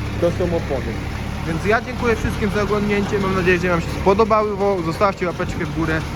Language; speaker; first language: Polish; native; Polish